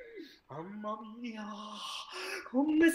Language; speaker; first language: Italian; native; Italian